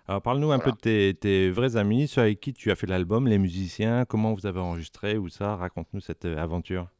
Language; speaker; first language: French; native; French